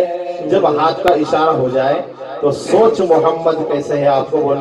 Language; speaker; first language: Urdu; native; Urdu